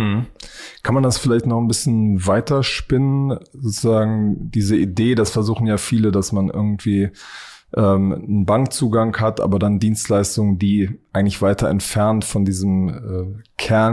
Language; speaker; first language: German; native; German